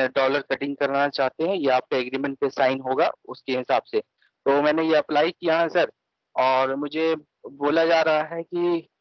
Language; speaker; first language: Hindi; native; Hindi